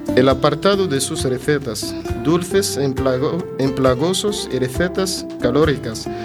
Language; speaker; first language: Spanish; non-native, fluent; Arabic